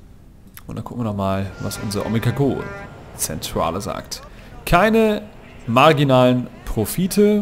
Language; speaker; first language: German; native; German